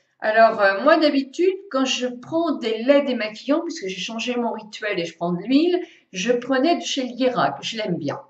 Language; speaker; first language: French; native; French